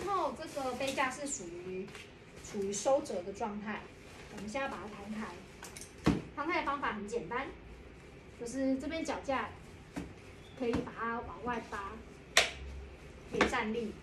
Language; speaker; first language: Chinese; native; Chinese